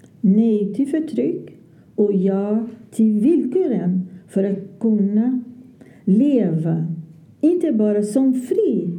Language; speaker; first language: Swedish; non-native, fluent; Portuguese